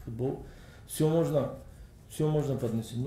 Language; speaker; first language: Russian; non-native, learner; Bulgarian